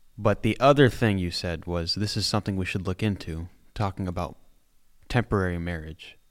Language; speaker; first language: English; native; English